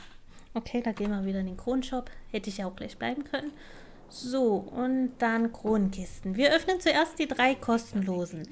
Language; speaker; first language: German; native; German